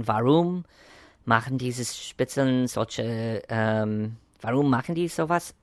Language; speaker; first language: German; non-native, fluent; English